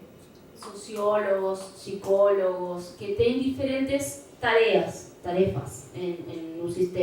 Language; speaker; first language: Portuguese; non-native, fluent; Spanish